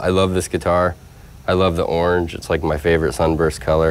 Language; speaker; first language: English; native; English